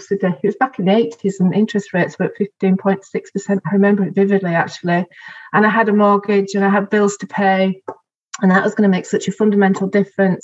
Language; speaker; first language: English; native; English